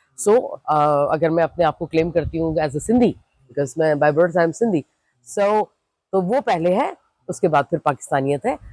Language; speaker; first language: Urdu; non-native, local second language; Sindhi